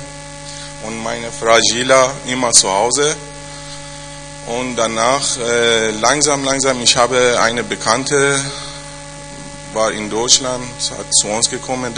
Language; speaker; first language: German; non-native, learner; Persian